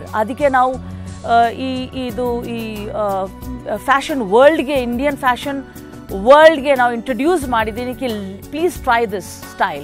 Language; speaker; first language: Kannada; non-native, local second language; Hindi